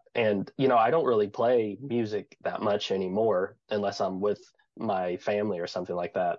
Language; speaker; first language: English; native; English